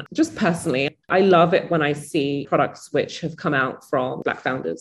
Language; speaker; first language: English; native; English